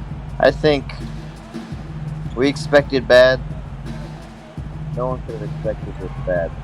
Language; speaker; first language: English; native; English